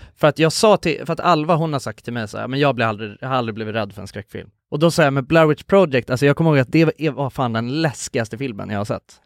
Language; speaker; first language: Swedish; native; Swedish